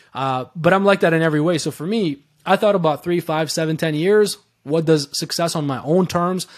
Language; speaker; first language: English; early bilingual, other home language; Persian